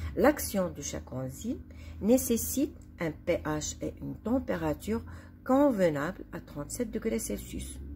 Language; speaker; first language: French; non-native, local second language; Arabic